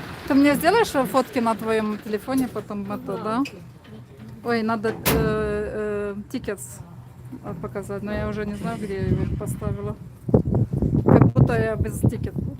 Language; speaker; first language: Russian; non-native, local second language; Romanian